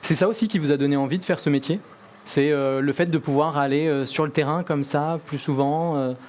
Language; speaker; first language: French; native; French